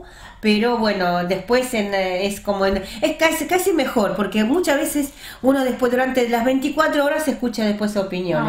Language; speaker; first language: Spanish; early bilingual, heritage; Russian